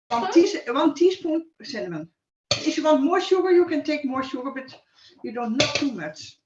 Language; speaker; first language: English; non-native, learner; Dutch